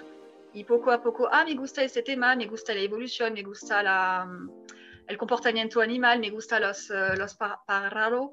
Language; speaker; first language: Spanish; non-native, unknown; French